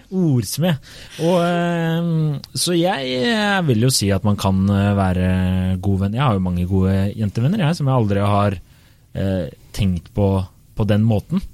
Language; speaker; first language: Norwegian; native; Norwegian